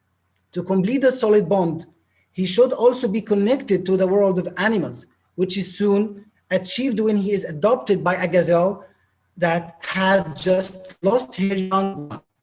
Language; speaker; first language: English; non-native, local second language; Arabic